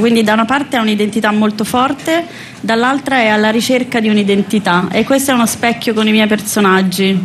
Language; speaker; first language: Italian; native; Italian